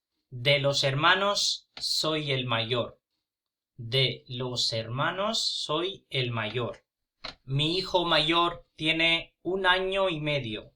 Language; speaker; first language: Spanish; non-native, fluent; Punjabi